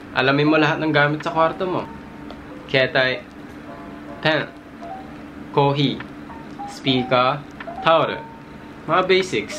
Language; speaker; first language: Filipino; early bilingual, heritage; Filipino